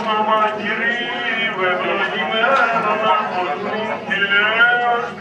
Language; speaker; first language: Greek; native; Greek